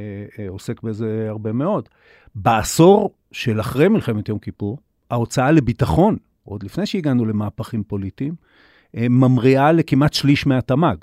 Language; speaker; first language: Hebrew; native; Hebrew